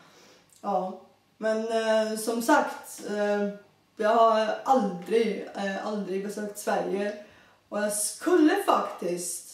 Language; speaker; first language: Swedish; non-native, fluent; Bulgarian